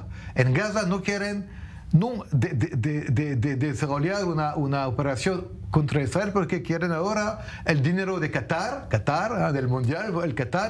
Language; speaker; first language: Spanish; non-native, fluent; French